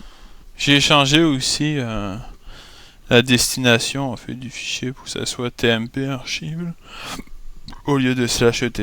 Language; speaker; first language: French; native; French